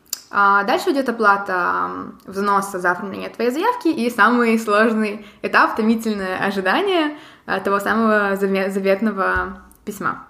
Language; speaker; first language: Russian; native; Russian